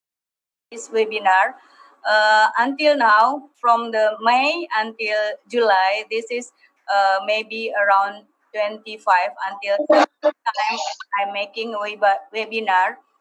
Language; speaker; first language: English; non-native, learner; Indonesian